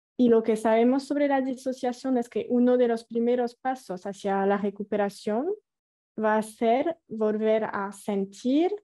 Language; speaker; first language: Spanish; non-native, fluent; French